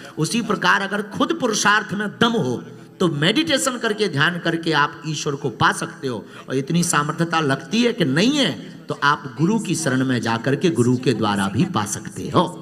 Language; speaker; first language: Hindi; native; Hindi